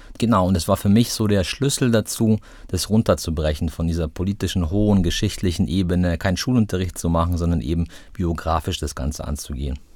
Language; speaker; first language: German; early bilingual, other home language; Polish